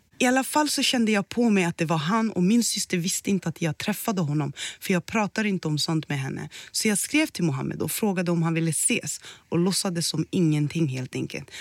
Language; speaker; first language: Swedish; early bilingual, other home language; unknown